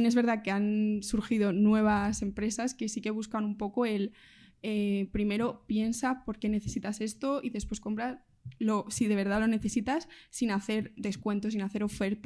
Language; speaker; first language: Spanish; native; Spanish